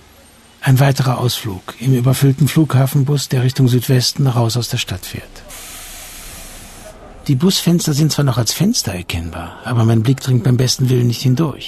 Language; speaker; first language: German; native; German